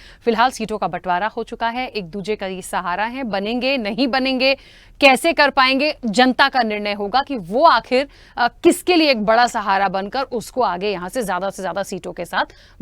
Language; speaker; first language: Hindi; native; Hindi